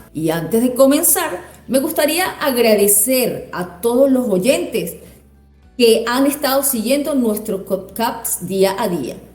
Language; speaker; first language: Spanish; native; Spanish